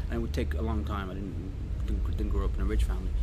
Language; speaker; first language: English; native; English